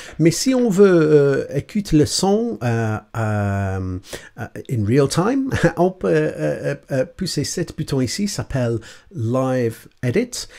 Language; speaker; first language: French; non-native, learner; English